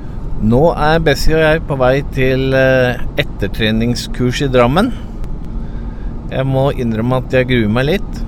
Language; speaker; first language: Norwegian; native; Norwegian